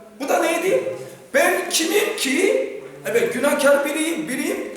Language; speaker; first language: Turkish; non-native, fluent; Korean